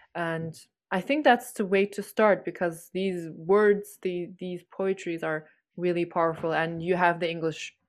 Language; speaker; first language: English; non-native, fluent; Chinese